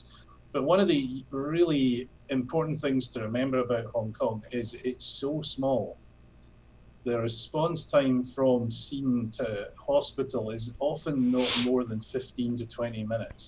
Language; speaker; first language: English; native; English